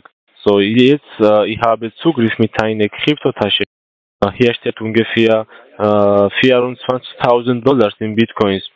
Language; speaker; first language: German; non-native, learner; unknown